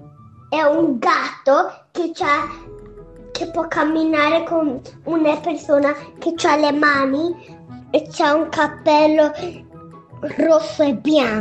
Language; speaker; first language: Italian; early bilingual, heritage; English